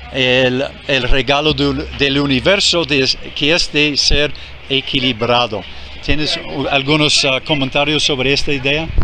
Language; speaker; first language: Spanish; non-native, fluent; English